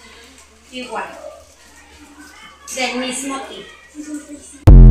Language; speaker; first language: Spanish; native; Spanish